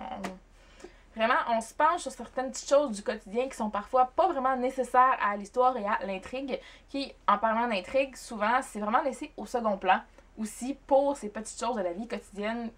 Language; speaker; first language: French; native; French